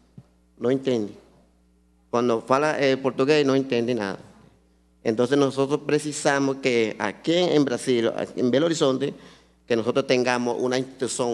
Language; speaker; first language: Portuguese; non-native, learner; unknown